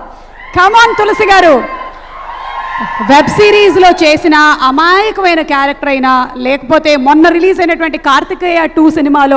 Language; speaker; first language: Telugu; native; Telugu